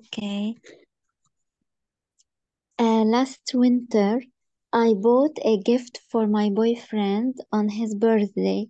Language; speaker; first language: English; non-native, learner; Arabic